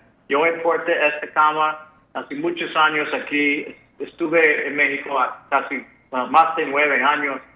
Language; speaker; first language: Spanish; non-native, fluent; English